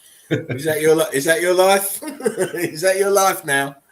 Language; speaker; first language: English; native; English